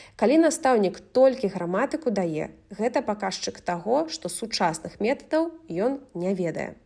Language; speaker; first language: Belarusian; native; Belarusian